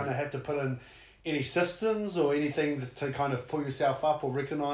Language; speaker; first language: English; native; English